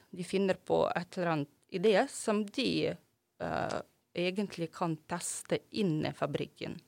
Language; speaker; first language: Norwegian; non-native, fluent; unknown